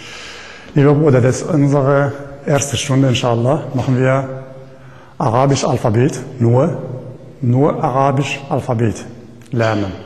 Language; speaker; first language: German; non-native, learner; Arabic